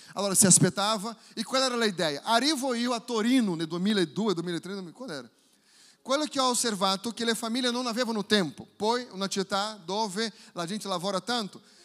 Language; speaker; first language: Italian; non-native, fluent; Portuguese